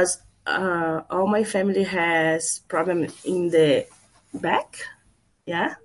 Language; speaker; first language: English; non-native, learner; Portuguese